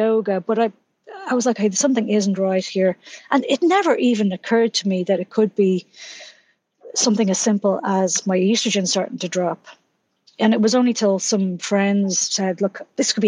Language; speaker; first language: English; native; English